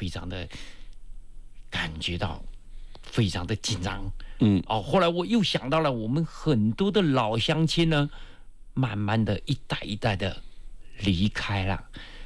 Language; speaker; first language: Chinese; non-native, local second language; Min Nan Chinese